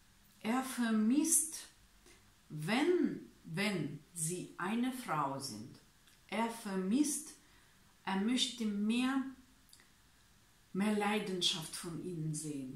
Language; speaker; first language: German; non-native, learner; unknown